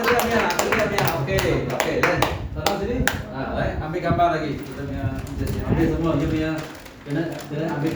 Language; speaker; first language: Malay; non-native, local second language; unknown